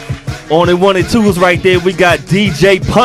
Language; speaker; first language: English; native; English